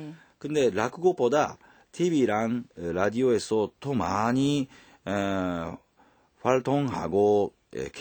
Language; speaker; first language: Korean; non-native, fluent; Japanese